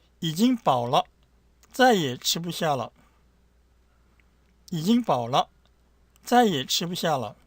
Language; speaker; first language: Chinese; non-native, fluent; Korean